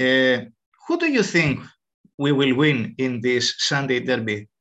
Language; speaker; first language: English; non-native, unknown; Greek